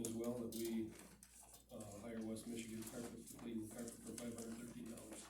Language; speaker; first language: English; native; English